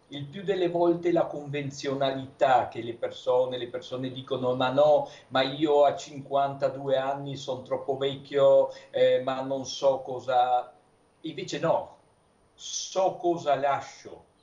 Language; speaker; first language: Italian; native; Italian